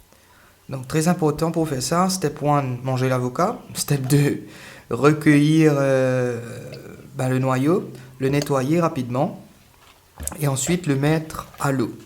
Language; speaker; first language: French; native; French